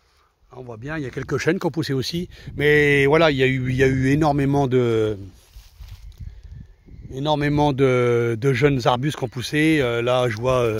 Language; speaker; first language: French; native; French